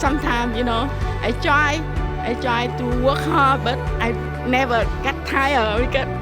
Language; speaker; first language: English; non-native, learner; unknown